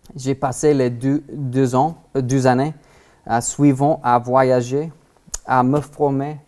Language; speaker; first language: French; non-native, learner; English